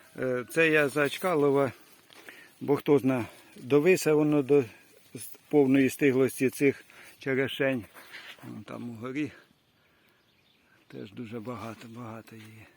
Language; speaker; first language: Ukrainian; native; Ukrainian